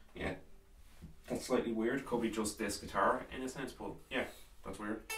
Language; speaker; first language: English; native; English